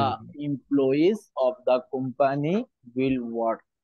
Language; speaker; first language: English; non-native, learner; Bangla